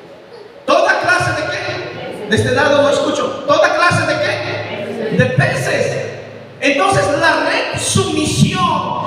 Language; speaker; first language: Spanish; native; Spanish